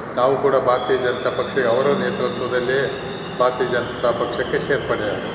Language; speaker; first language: Kannada; native; Kannada